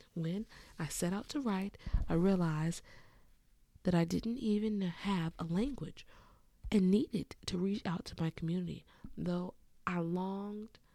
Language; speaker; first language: English; native; English